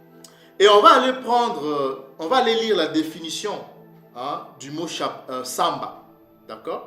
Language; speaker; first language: French; non-native, local second language; Kongo